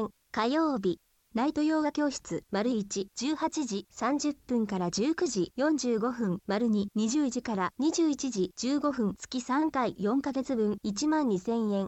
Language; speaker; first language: Japanese; native; Japanese